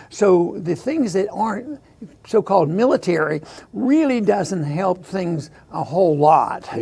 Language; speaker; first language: English; native; English